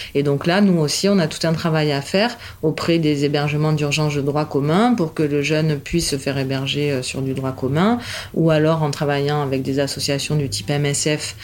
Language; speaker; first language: French; native; French